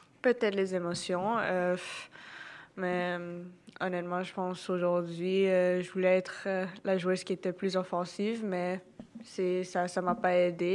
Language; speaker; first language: French; non-native, local second language; English